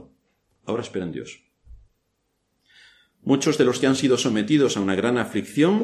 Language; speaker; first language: Spanish; native; Spanish